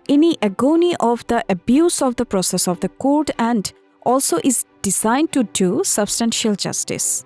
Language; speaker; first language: English; non-native, local second language; Bangla